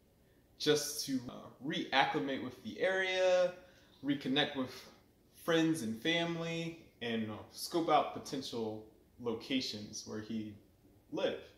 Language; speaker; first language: English; native; English